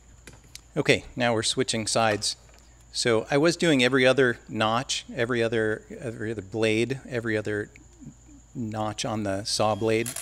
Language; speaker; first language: English; native; English